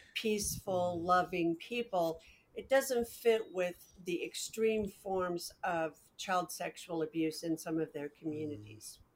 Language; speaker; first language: English; native; English